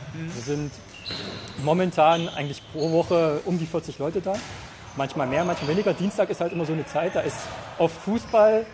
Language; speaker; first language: German; native; German